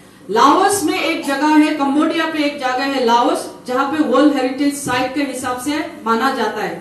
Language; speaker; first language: Hindi; non-native, local second language; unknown